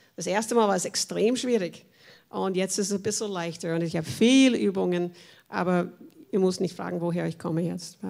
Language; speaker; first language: German; non-native, fluent; English